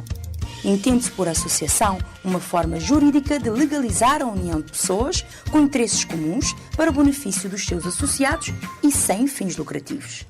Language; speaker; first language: Portuguese; non-native, local second language; Kabuverdianu